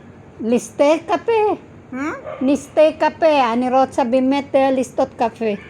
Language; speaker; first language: Hebrew; non-native, learner; Filipino